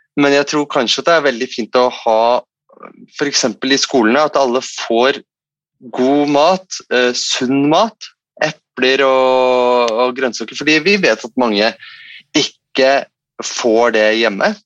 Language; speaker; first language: Norwegian; non-native, fluent; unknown